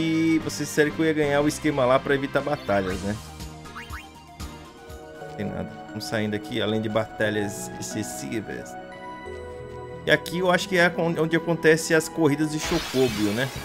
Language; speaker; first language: Portuguese; native; Portuguese